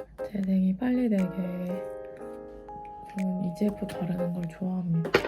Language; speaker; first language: Korean; native; Korean